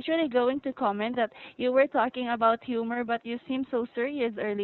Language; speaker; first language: English; non-native, fluent; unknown